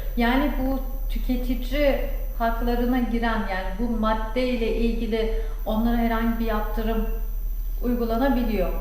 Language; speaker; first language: Turkish; native; Turkish